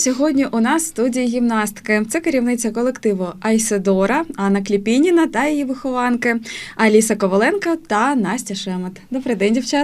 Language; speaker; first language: Ukrainian; native; Ukrainian